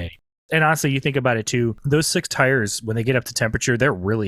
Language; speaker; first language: English; native; English